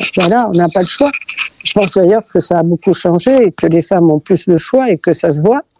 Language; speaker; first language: French; early bilingual, other home language; Catalan